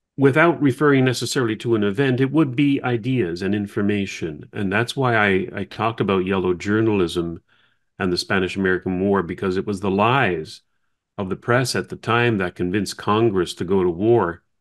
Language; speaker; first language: English; native; English